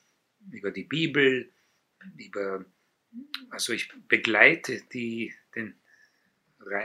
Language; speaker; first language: German; non-native, fluent; Hebrew